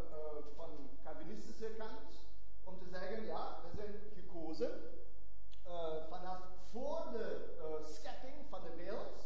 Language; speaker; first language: Dutch; non-native, fluent; German